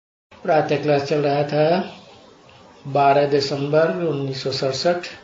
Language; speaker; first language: Hindi; native; Hindi